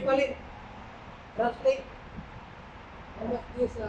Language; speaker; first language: English; non-native, learner; Filipino